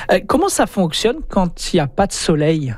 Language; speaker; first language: French; non-native, local second language; English